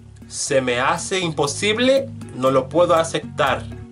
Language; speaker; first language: Spanish; non-native, fluent; English